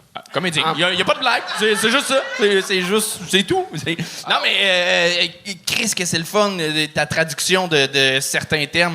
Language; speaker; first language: French; native; French